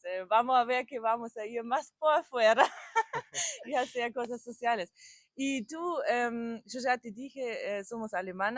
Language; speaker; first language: Spanish; non-native, learner; German